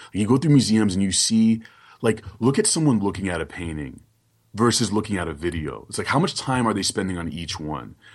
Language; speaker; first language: English; early bilingual, other home language; Haitian Creole